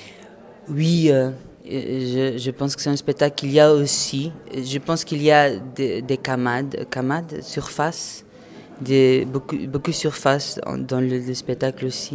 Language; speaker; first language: French; non-native, fluent; Portuguese